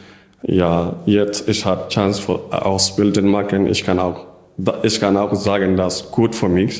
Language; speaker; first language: German; non-native, learner; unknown